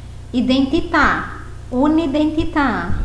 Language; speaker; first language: Italian; non-native, fluent; Portuguese